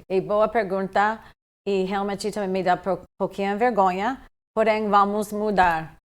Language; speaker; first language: Portuguese; non-native, fluent; English